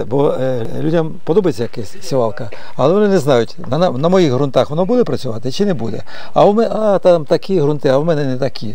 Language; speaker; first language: Ukrainian; native; Ukrainian